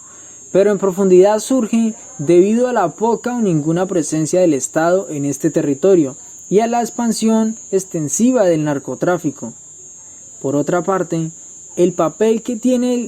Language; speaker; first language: Spanish; native; Spanish